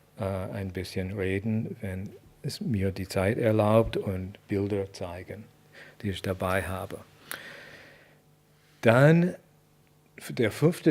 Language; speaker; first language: German; non-native, fluent; English